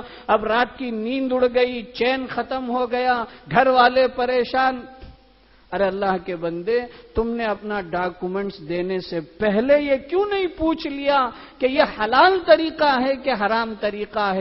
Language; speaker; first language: Urdu; native; Urdu